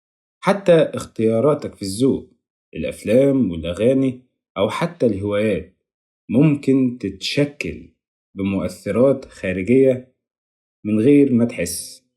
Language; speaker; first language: Arabic; native; Arabic